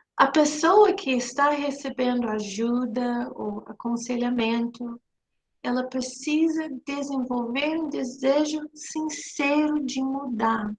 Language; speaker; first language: Portuguese; non-native, fluent; English